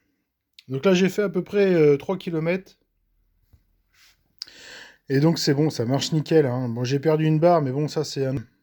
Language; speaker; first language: French; native; French